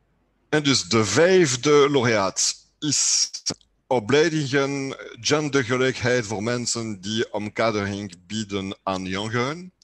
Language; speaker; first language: Dutch; non-native, learner; French